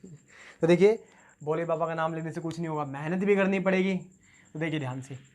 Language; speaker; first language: Hindi; native; Hindi